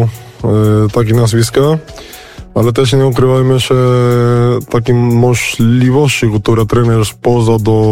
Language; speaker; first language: Polish; non-native, fluent; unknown